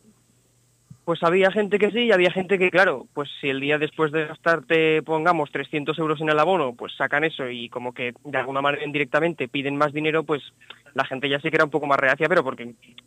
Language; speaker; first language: Spanish; native; Spanish